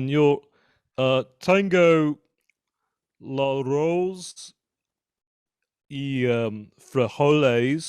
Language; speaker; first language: Spanish; non-native, learner; English